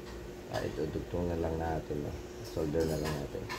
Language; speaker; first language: Filipino; native; Filipino